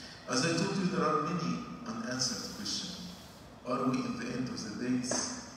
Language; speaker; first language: English; non-native, fluent; Arabic